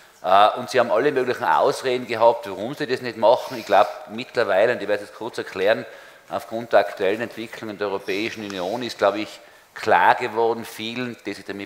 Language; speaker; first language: German; native; German